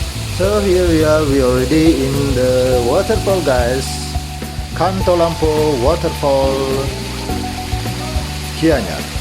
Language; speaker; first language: English; non-native, local second language; Indonesian